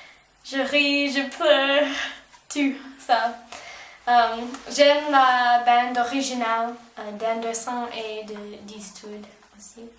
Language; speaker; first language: French; non-native, learner; English